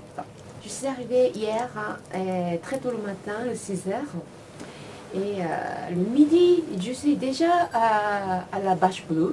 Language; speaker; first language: French; non-native, learner; Japanese